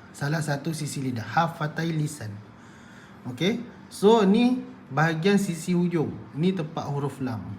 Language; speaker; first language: Malay; native; Malay